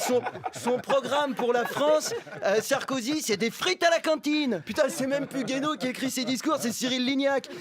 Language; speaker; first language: French; native; French